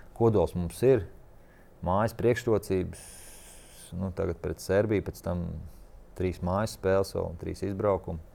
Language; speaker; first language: Latvian; native; Latvian